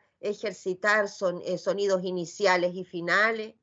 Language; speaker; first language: Spanish; native; Spanish